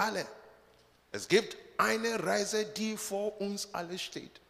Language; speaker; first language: German; non-native, learner; Russian